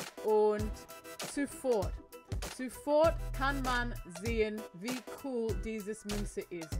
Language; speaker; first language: German; non-native, learner; English